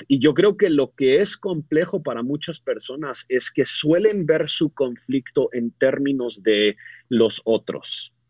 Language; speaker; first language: Spanish; early bilingual, other home language; English